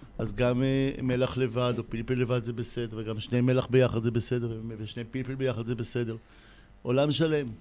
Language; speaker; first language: Hebrew; native; Hebrew